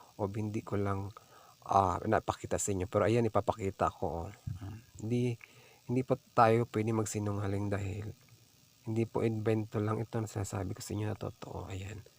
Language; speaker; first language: Filipino; non-native, local second language; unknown